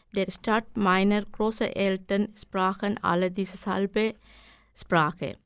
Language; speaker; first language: German; non-native, learner; Arabic